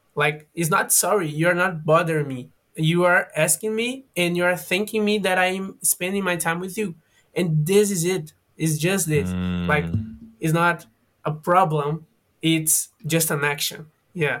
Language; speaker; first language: English; non-native, learner; Portuguese